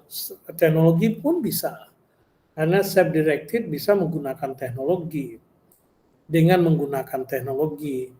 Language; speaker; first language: Indonesian; native; Indonesian